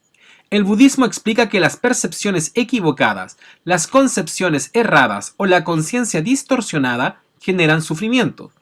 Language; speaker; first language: Spanish; native; Spanish